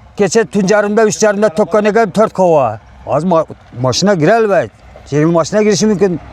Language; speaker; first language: Kyrgyz; non-native, local second language; Uzbek